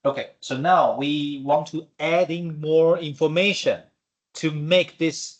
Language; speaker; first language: English; non-native, fluent; Chinese